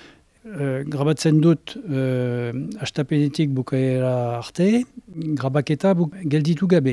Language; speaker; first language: Basque; non-native, local second language; French